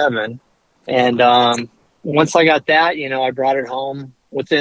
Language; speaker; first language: English; native; English